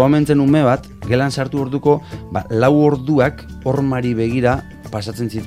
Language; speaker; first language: Basque; native; Basque